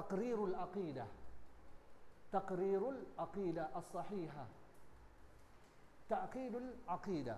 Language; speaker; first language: Arabic; non-native, learner; Indonesian